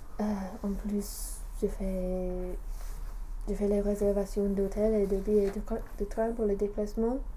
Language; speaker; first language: French; non-native, learner; English